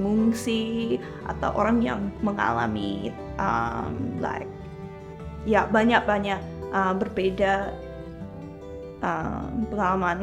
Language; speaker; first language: Indonesian; early bilingual, heritage; English